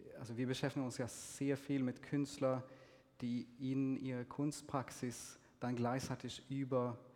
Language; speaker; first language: German; non-native, fluent; Swedish